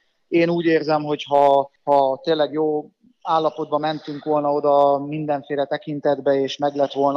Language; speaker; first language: Hungarian; native; Hungarian